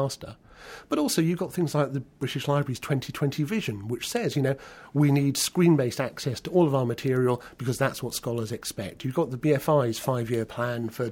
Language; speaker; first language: English; native; English